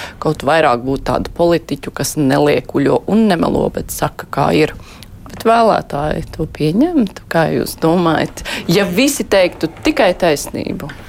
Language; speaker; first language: Latvian; native; Latvian